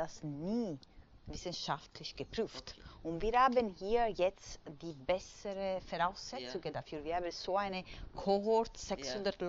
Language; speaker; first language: German; non-native, fluent; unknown